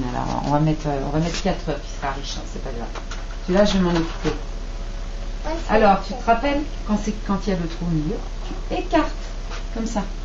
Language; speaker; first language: French; native; French